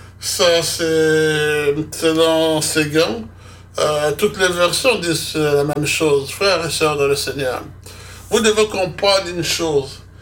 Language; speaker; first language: French; non-native, local second language; Lingala